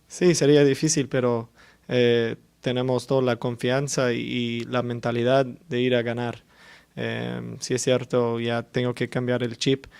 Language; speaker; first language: Spanish; early bilingual, heritage; English